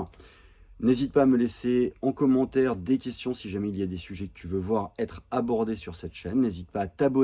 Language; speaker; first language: French; native; French